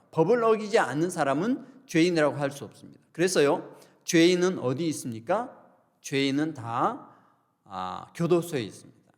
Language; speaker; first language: Korean; native; Korean